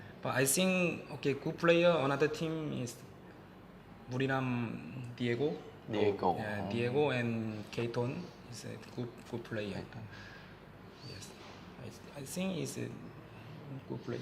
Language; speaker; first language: English; non-native, learner; Korean